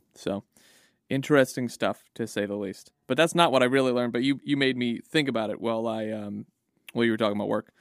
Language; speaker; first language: English; native; English